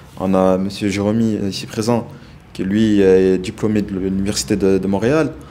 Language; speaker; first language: French; native; French